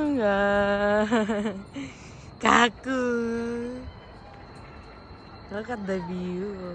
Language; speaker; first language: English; non-native, local second language; Filipino